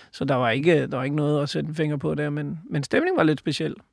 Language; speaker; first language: Danish; native; Danish